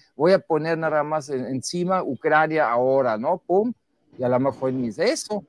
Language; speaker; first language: Spanish; non-native, fluent; German